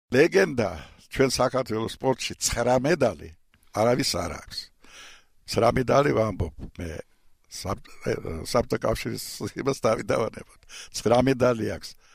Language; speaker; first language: Georgian; non-native, local second language; Russian